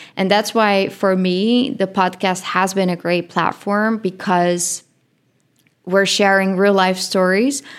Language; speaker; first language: English; non-native, fluent; Dutch